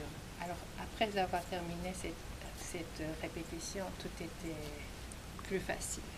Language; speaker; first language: French; non-native, fluent; Japanese